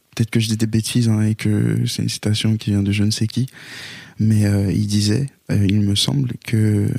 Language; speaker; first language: French; native; French